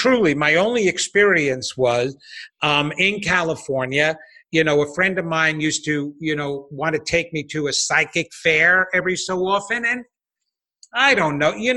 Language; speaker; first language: English; native; English